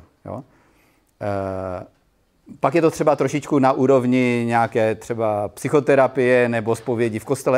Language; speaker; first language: Czech; native; Czech